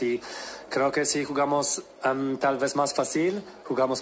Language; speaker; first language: Spanish; non-native, learner; Polish